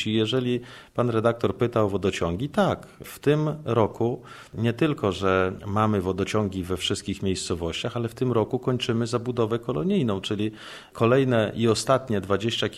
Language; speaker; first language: Polish; native; Polish